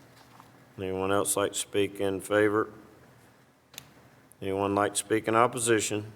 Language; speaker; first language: English; native; English